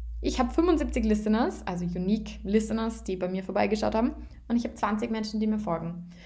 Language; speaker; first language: German; native; German